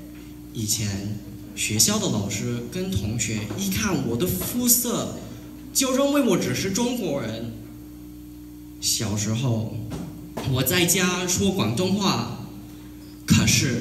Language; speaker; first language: Chinese; non-native, learner; Cantonese